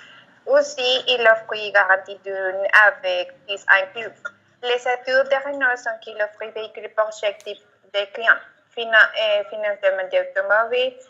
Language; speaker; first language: French; non-native, learner; Spanish